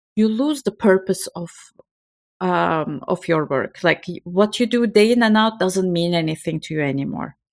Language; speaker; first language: English; non-native, fluent; Turkish